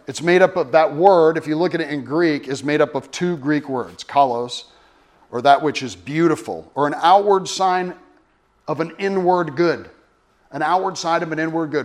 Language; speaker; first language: English; native; English